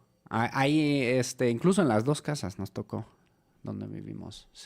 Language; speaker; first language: Spanish; native; Spanish